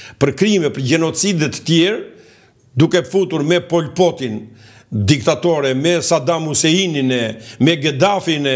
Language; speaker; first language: Albanian; native; Albanian